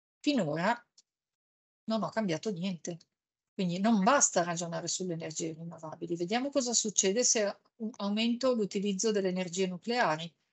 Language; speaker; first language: Italian; native; Italian